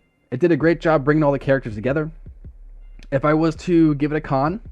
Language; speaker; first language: English; native; English